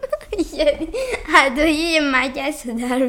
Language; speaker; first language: Persian; native; Persian